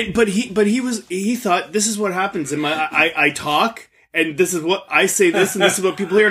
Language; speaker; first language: English; native; English